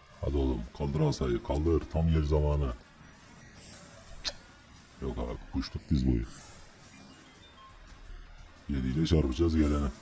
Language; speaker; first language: Turkish; native; Turkish